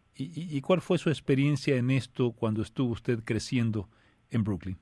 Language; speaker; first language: Spanish; native; Spanish